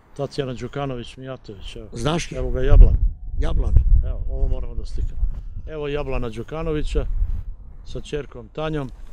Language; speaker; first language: Serbian; native; Serbian